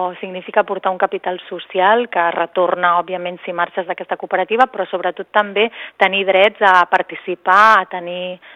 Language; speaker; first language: Catalan; native; Catalan